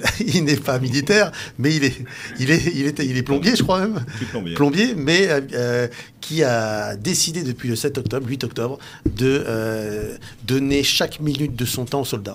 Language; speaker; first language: French; native; French